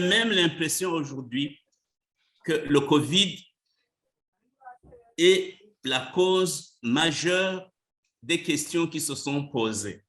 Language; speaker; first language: French; non-native, local second language; Rundi